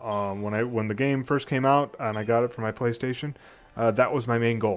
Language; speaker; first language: English; native; English